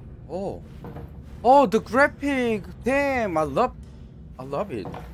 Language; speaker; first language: English; non-native, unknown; Korean